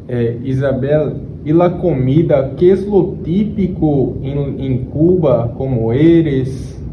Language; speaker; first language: Spanish; non-native, learner; Portuguese